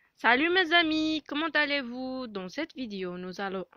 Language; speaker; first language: French; non-native, local second language; Arabic